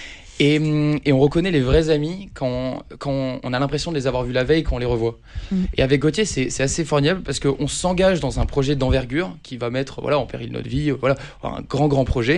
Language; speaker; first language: French; native; French